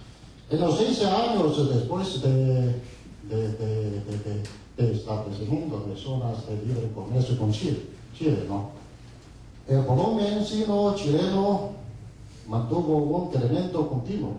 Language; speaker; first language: Spanish; non-native, fluent; Chinese